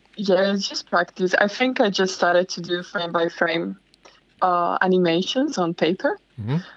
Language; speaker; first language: English; non-native, fluent; Slovak